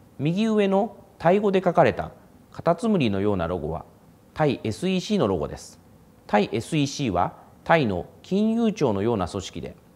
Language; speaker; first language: Japanese; native; Japanese